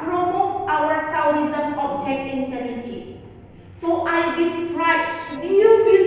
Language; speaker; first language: English; non-native, fluent; Indonesian